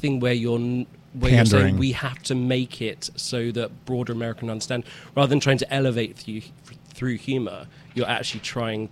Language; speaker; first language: English; native; English